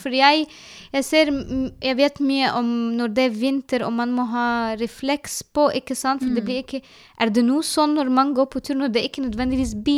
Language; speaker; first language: Norwegian; non-native, learner; Arabic